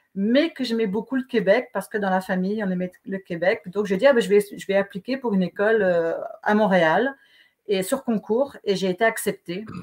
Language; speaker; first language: French; native; French